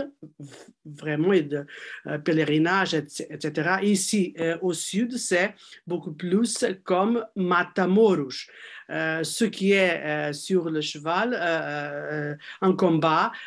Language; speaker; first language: French; non-native, fluent; Portuguese